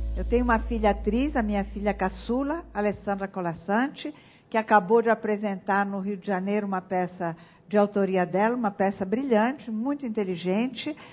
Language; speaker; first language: Portuguese; early bilingual, other home language; Italian